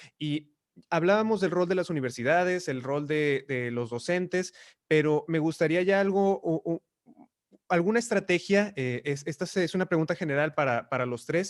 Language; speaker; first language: Spanish; native; Spanish